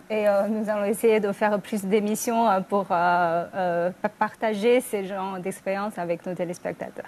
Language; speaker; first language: French; non-native, fluent; Chinese